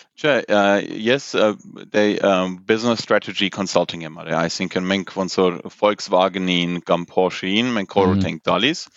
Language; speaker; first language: Armenian; early bilingual, heritage; Armenian